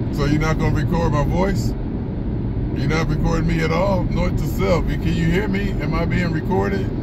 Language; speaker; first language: English; native; English